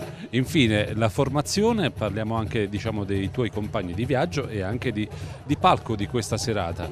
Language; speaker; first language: Italian; native; Italian